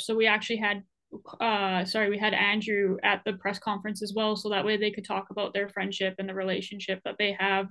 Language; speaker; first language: English; native; English